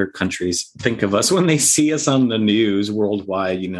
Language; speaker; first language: English; native; English